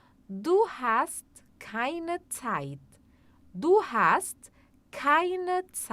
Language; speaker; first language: German; non-native, fluent; Portuguese